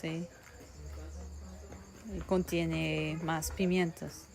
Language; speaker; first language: Spanish; non-native, fluent; English